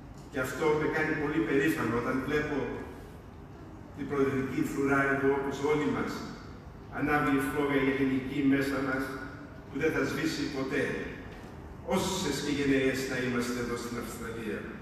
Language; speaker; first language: Greek; early bilingual, heritage; Greek